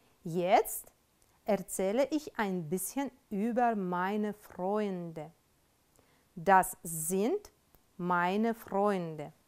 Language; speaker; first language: German; non-native, fluent; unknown